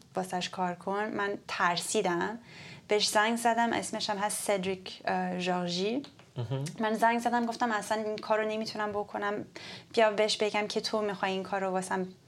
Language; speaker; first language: Persian; early bilingual, heritage; Persian